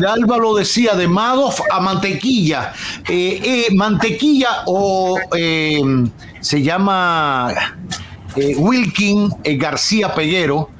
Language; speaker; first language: Spanish; native; Spanish